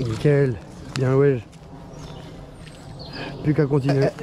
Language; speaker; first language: French; native; French